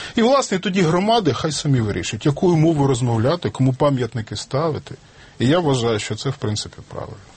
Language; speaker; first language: Ukrainian; non-native, local second language; Russian